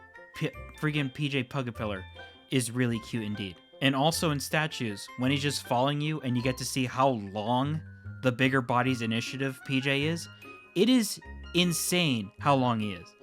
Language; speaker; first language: English; native; English